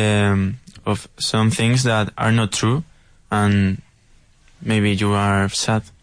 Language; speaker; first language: English; non-native, learner; Spanish